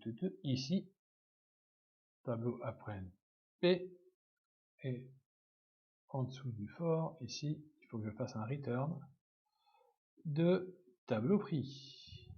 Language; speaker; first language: French; native; French